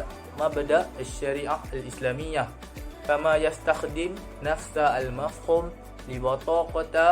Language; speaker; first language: Arabic; non-native, learner; Malay